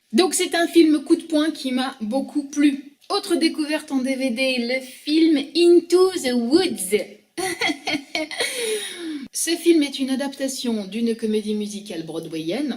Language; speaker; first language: French; native; French